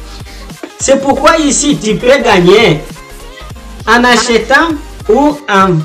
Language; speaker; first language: French; non-native, learner; Portuguese